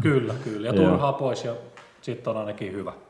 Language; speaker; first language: Finnish; native; Finnish